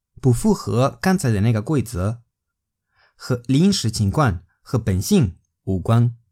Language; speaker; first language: Chinese; non-native, fluent; Spanish